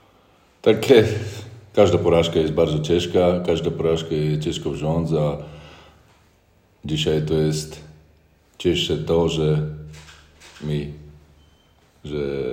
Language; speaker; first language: Polish; non-native, learner; Slovak